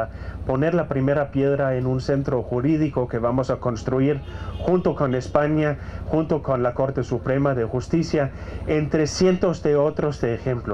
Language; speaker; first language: Spanish; non-native, fluent; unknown